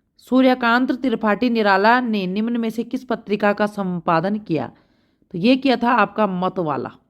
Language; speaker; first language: Hindi; native; Hindi